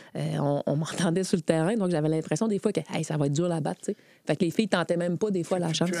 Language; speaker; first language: French; native; French